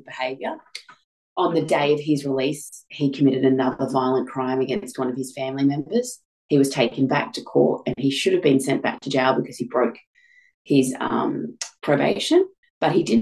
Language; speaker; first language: English; native; English